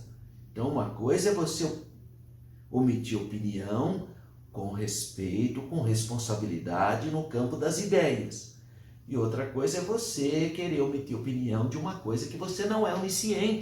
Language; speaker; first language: Portuguese; native; Portuguese